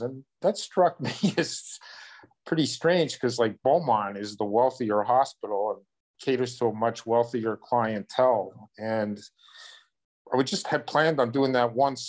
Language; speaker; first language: English; native; English